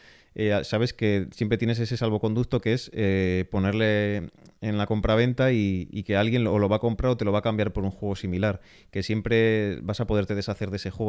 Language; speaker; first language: Spanish; native; Spanish